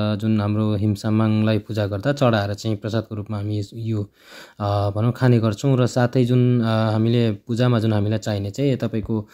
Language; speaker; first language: Nepali; non-native, local second language; Limbu